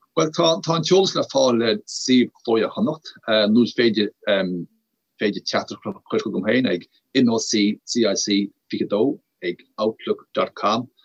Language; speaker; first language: Irish; native; Irish